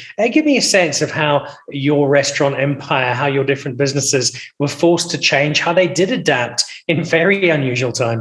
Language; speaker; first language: English; native; English